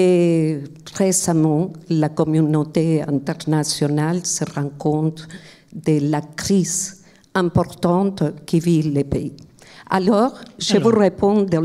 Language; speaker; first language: French; non-native, fluent; Spanish